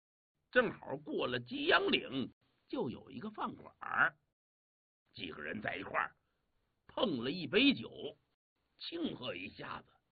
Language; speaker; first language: Chinese; native; Chinese